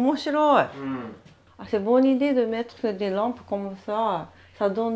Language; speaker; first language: French; non-native, learner; Japanese